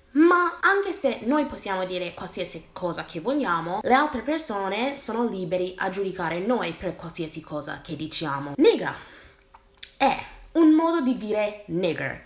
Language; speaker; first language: Italian; non-native, fluent; English